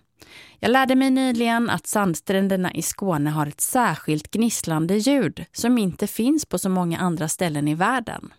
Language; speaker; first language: Swedish; native; Swedish